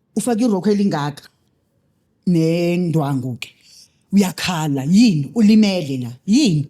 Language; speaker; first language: Zulu; native; Zulu